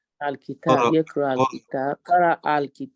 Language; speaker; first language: Arabic; non-native, learner; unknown